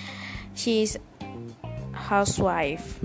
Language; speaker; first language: English; non-native, learner; Malay